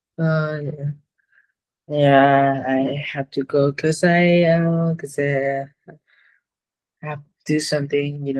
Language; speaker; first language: English; non-native, learner; Vietnamese